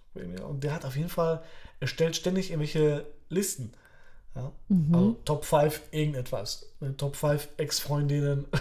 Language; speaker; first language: German; early bilingual, other home language; Polish